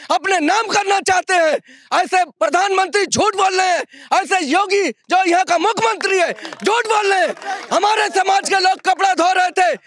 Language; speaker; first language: Hindi; native; Hindi